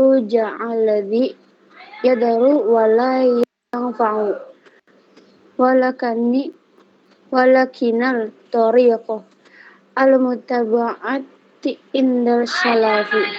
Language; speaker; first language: Arabic; non-native, learner; Indonesian